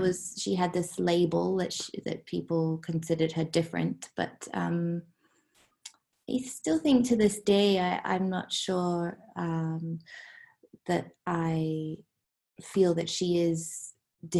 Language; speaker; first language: English; native; English